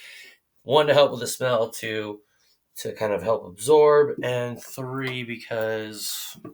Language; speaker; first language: English; native; English